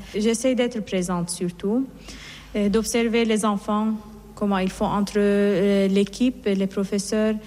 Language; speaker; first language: French; non-native, fluent; Persian